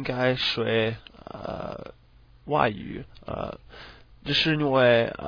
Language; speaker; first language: Chinese; non-native, learner; English